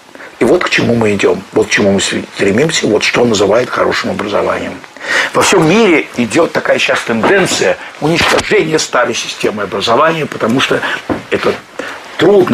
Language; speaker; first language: Russian; native; Russian